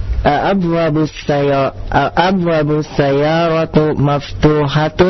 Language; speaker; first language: Arabic; non-native, learner; Indonesian